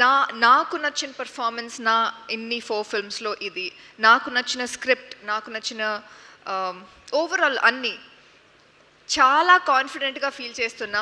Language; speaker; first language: Telugu; non-native, local second language; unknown